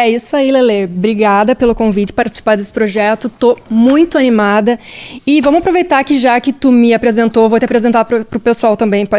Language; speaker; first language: Portuguese; native; Portuguese